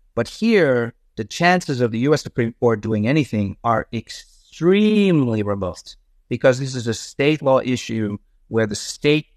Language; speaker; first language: English; non-native, fluent; Dutch